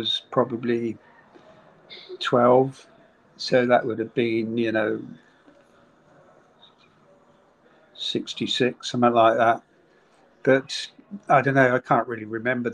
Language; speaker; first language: English; native; English